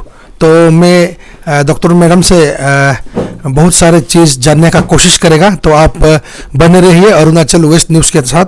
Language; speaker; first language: Hindi; non-native, local second language; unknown